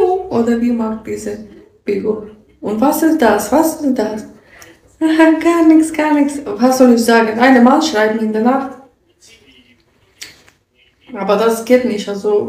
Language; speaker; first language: German; non-native, learner; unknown